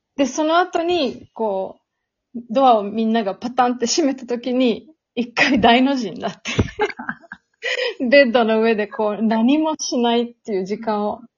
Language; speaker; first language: Japanese; early bilingual, heritage; Serbian